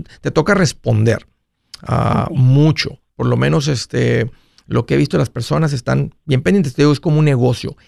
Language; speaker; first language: Spanish; native; Spanish